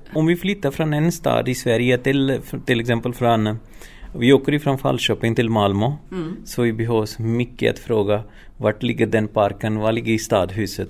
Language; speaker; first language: Swedish; non-native, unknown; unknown